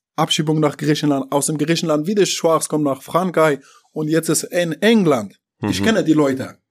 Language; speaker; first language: German; non-native, learner; Persian